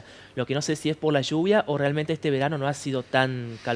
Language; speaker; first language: Spanish; native; Spanish